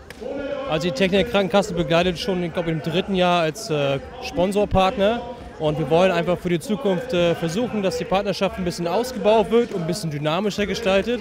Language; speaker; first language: German; native; German